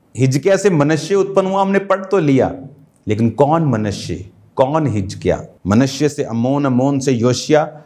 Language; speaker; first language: Hindi; non-native, local second language; Punjabi